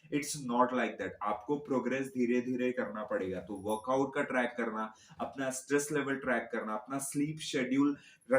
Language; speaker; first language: Hindi; native; Hindi